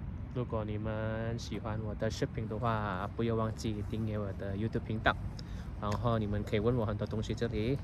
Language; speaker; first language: Chinese; early bilingual, heritage; Chinese